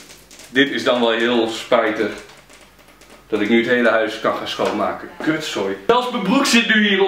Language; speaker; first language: Dutch; native; Dutch